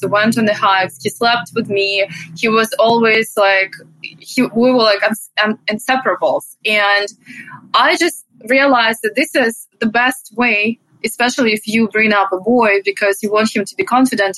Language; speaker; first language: English; non-native, fluent; Russian